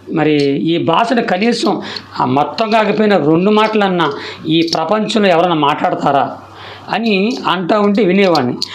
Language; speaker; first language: Telugu; non-native, local second language; Koya